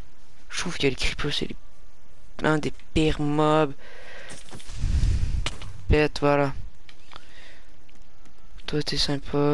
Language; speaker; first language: French; native; French